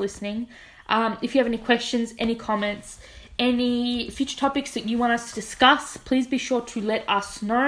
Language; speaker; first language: English; native; English